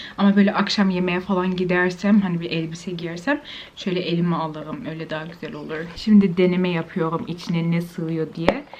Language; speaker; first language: Turkish; early bilingual, heritage; Turkish